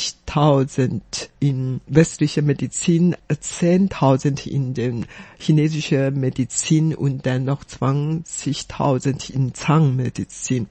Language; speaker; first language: German; non-native, fluent; Chinese